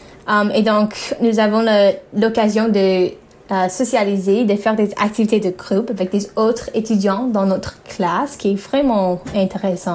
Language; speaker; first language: French; non-native, learner; English